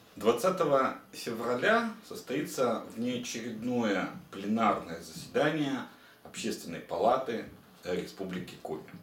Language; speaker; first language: Russian; native; Russian